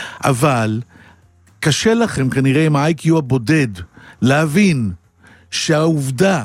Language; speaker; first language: Hebrew; native; Hebrew